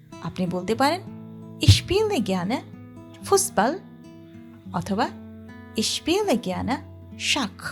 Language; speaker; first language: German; non-native, learner; Bangla